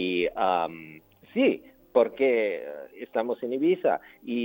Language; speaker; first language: Spanish; non-native, learner; German